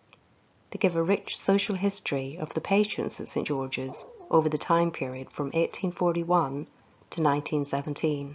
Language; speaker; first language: English; native; English